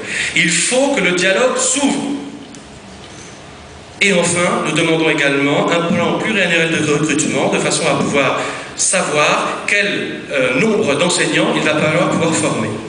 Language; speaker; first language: French; native; French